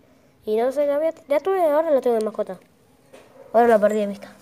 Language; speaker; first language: Spanish; native; Spanish